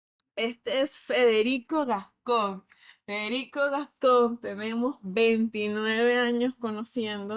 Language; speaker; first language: Spanish; native; Spanish